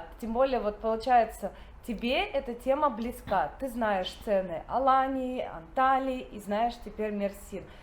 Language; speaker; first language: Russian; native; Russian